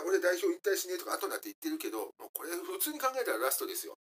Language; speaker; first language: Japanese; native; Japanese